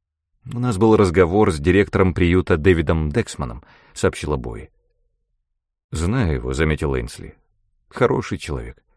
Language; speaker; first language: Russian; native; Russian